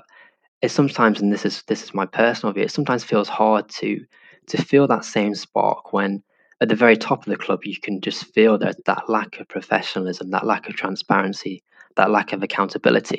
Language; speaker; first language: English; native; English